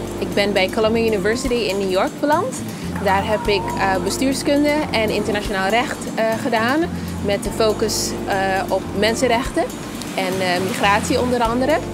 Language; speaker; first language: Dutch; early bilingual, other home language; Papiamento